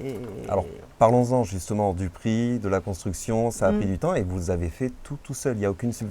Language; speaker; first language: French; native; French